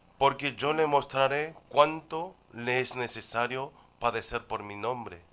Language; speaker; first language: Spanish; non-native, fluent; Korean